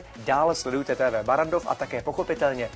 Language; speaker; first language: Czech; native; Czech